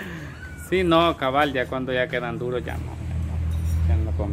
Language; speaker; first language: Spanish; native; Spanish